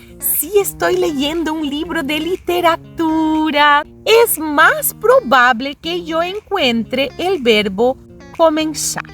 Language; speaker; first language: Spanish; non-native, fluent; Portuguese